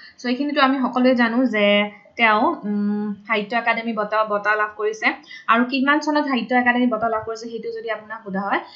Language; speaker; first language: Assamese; native; Assamese